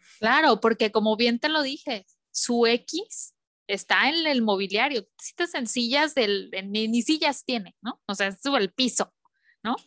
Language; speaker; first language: Spanish; native; Spanish